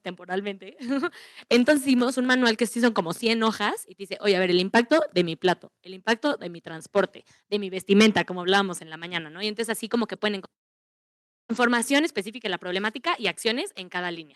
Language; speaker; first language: Spanish; native; Spanish